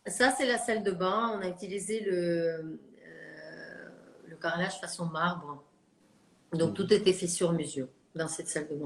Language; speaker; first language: French; non-native, fluent; Russian